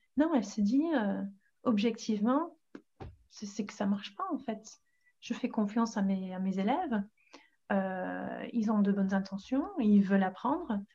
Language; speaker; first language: French; non-native, fluent; English